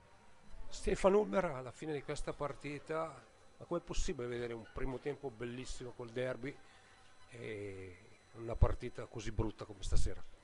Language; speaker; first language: Italian; native; Italian